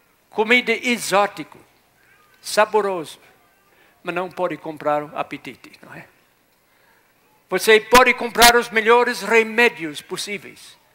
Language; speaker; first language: Portuguese; non-native, fluent; English